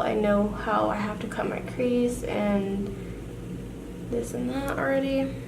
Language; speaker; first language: English; native; English